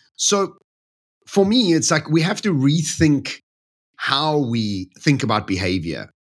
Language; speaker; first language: English; native; English